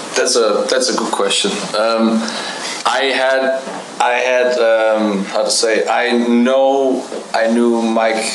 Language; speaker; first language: English; non-native, fluent; German